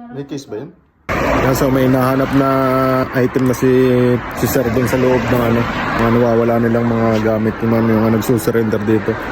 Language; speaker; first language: Filipino; native; Filipino